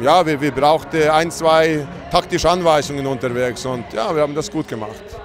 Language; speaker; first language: German; non-native, fluent; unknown